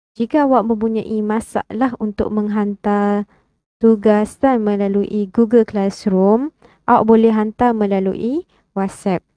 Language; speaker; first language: Malay; native; Malay